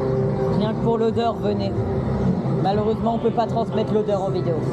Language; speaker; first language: French; native; French